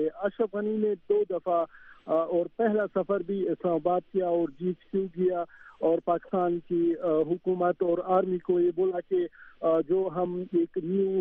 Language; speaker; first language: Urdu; non-native, fluent; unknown